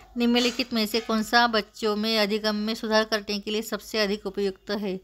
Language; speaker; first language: Hindi; non-native, local second language; Marathi